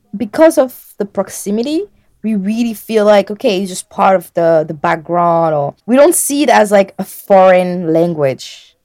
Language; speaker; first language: English; non-native, fluent; French